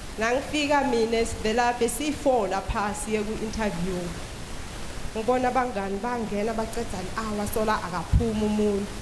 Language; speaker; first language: Zulu; non-native, local second language; Swati